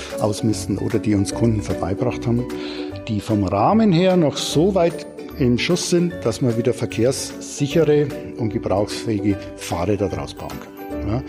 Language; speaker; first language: German; native; German